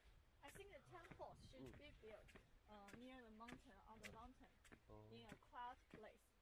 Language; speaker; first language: English; non-native, learner; Chinese